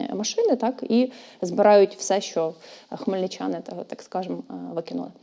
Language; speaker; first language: Ukrainian; native; Ukrainian